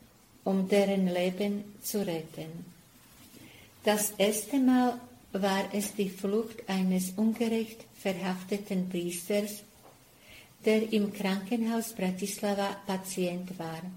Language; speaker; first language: German; non-native, fluent; Slovak